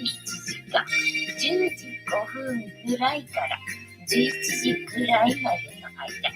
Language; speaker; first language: Japanese; native; Japanese